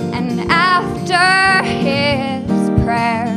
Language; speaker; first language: English; native; English